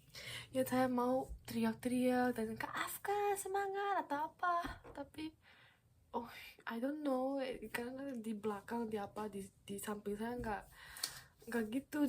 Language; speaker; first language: Indonesian; non-native, fluent; Korean